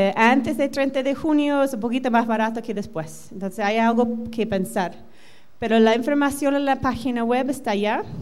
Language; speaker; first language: Spanish; non-native, fluent; English